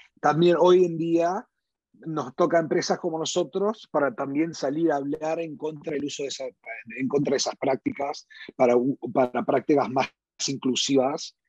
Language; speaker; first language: Spanish; early bilingual, heritage; Spanish